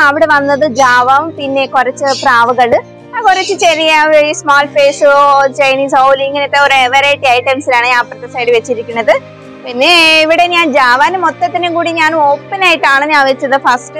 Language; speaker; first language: Malayalam; non-native, local second language; Telugu